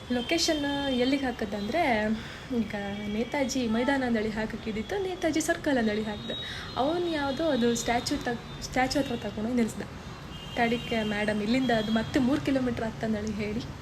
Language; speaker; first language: Kannada; native; Kannada